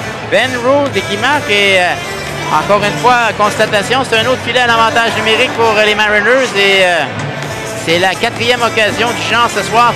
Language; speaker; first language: French; native; French